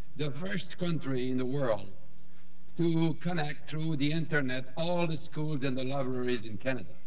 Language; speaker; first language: English; non-native, fluent; French